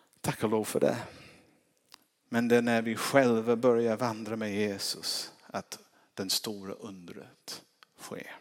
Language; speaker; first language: Swedish; non-native, fluent; English